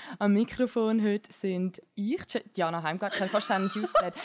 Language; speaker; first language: German; native; German